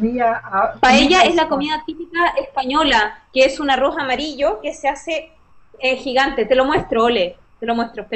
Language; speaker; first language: Spanish; native; Spanish